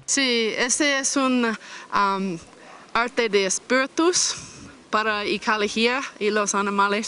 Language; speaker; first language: Spanish; non-native, learner; English